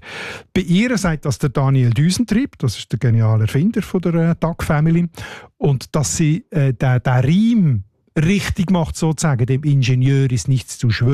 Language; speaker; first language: German; native; German